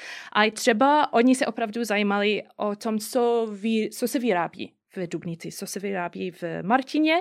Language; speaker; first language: Czech; non-native, fluent; English